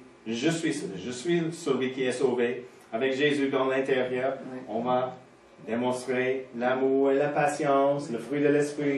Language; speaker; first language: French; non-native, fluent; English